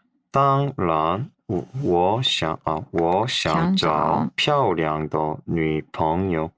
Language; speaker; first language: Chinese; non-native, learner; Korean